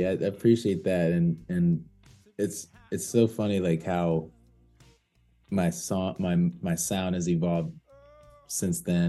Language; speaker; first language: English; native; English